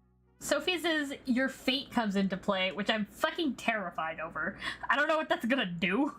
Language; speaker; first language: English; native; English